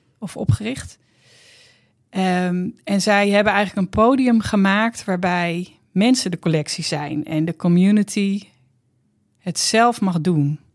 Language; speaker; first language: Dutch; native; Dutch